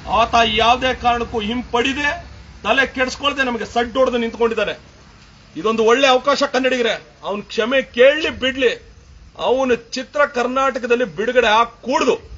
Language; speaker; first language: Kannada; native; Kannada